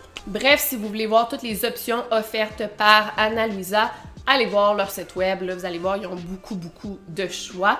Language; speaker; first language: French; native; French